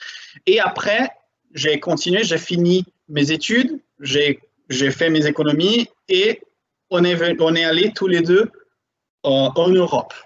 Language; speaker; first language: French; non-native, fluent; Portuguese